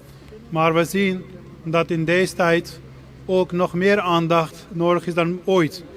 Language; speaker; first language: Dutch; non-native, fluent; Punjabi